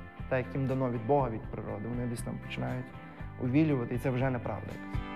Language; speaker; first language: Ukrainian; native; Ukrainian